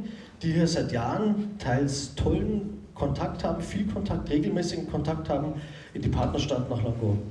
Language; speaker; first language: German; native; German